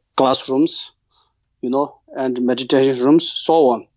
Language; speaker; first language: English; non-native, learner; Tibetan